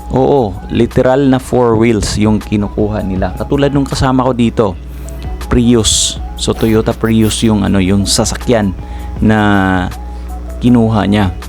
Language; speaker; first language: Filipino; native; Filipino